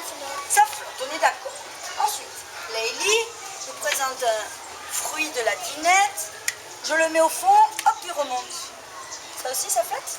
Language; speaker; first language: French; native; French